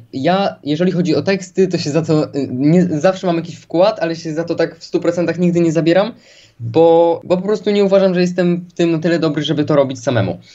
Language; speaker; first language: Polish; native; Polish